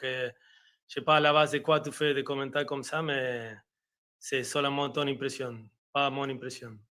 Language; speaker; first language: French; non-native, fluent; Spanish